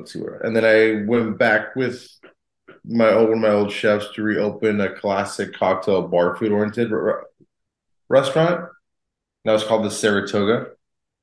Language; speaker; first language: English; native; English